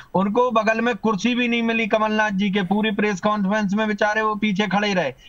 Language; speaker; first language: Hindi; native; Hindi